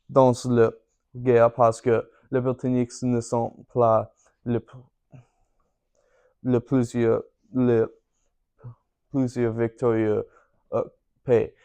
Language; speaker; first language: French; non-native, learner; English